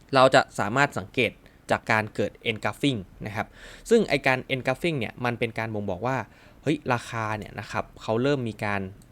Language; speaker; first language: Thai; native; Thai